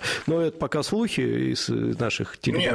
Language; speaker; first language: Russian; native; Russian